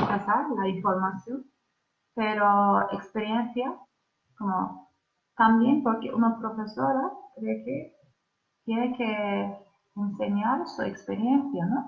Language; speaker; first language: Spanish; non-native, learner; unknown